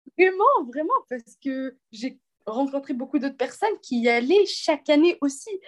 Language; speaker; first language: French; non-native, local second language; Arabic